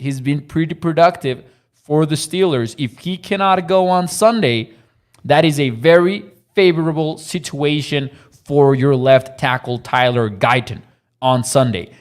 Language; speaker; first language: English; native; English